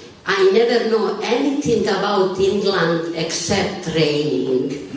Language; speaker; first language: English; non-native, learner; Bosnian